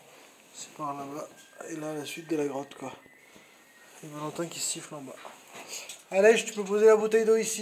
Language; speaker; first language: French; native; French